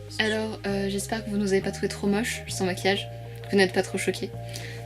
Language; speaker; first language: French; native; French